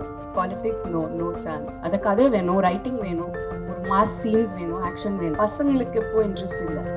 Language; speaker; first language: Tamil; non-native, fluent; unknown